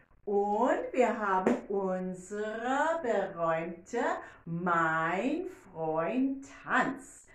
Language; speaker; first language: German; non-native, learner; English